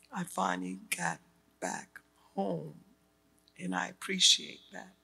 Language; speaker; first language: English; native; English